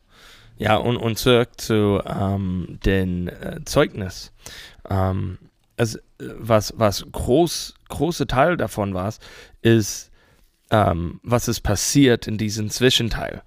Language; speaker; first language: German; non-native, fluent; English